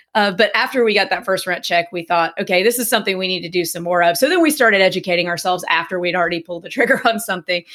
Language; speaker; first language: English; native; English